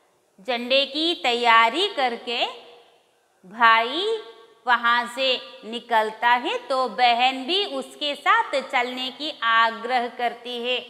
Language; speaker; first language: Hindi; non-native, local second language; Kannada